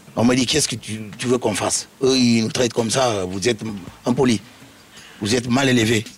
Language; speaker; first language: French; non-native, fluent; Upper Guinea Crioulo